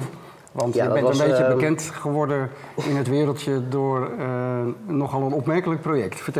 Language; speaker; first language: Dutch; native; Dutch